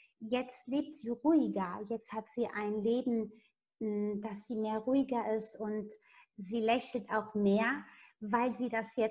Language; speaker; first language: German; non-native, fluent; Italian